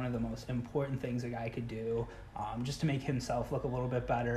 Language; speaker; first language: English; native; English